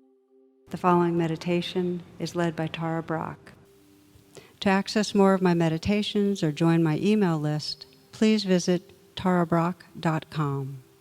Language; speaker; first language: English; native; English